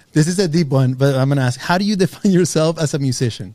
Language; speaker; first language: English; non-native, fluent; Spanish